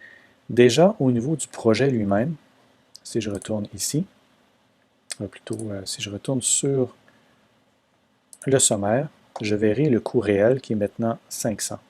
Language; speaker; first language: French; native; French